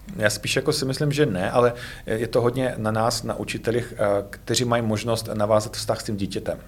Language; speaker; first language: Czech; non-native, fluent; Russian